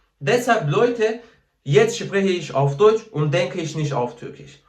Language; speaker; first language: German; non-native, learner; Turkish